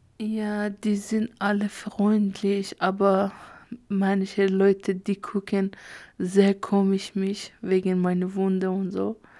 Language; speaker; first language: German; non-native, learner; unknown